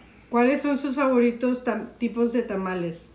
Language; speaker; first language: Spanish; early bilingual, heritage; Spanish